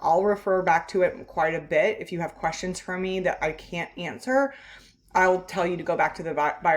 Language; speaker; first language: English; native; English